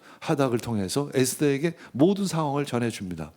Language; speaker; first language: Korean; native; Korean